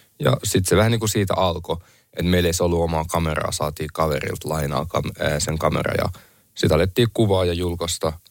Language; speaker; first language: Finnish; early bilingual, other home language; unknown